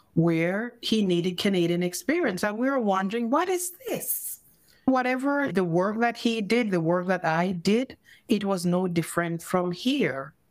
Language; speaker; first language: English; native; English